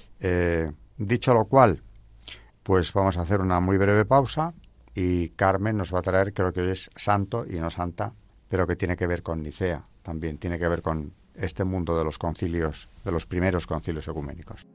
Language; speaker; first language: Spanish; native; Spanish